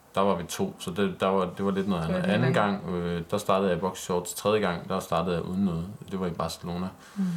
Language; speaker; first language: Danish; native; Danish